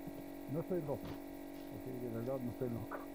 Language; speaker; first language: Spanish; non-native, learner; Slovenian